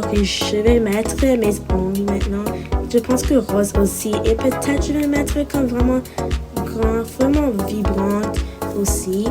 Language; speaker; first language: French; non-native, learner; English